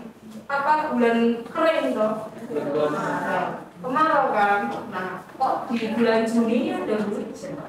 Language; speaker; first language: Indonesian; native; Indonesian